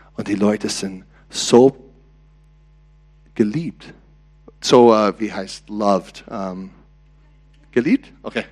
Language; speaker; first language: German; non-native, learner; English